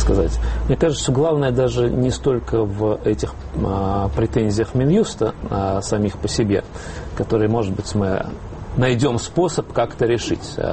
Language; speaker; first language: Russian; native; Russian